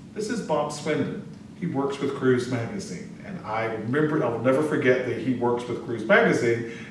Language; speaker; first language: English; native; English